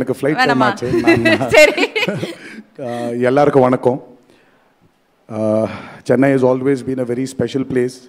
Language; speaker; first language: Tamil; non-native, learner; Telugu